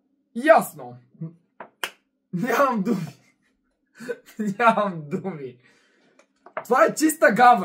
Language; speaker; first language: Bulgarian; native; Bulgarian